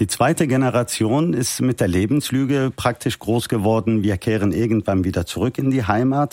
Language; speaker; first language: German; early bilingual, heritage; Turkish